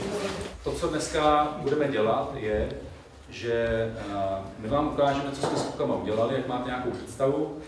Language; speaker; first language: Czech; native; Czech